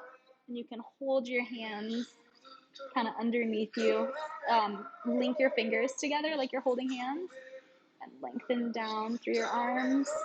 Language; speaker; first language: English; native; English